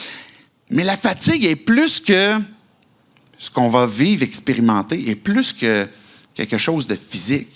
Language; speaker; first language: French; native; French